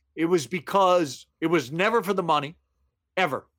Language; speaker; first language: English; native; English